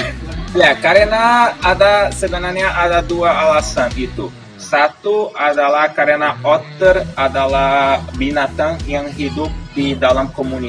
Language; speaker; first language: Indonesian; non-native, fluent; Portuguese